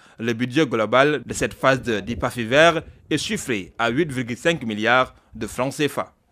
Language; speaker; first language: French; non-native, local second language; Wolof